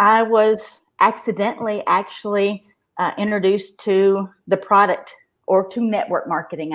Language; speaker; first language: English; native; English